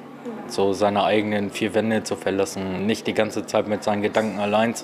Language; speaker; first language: German; native; German